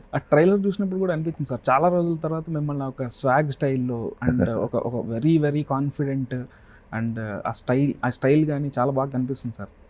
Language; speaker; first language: Telugu; native; Telugu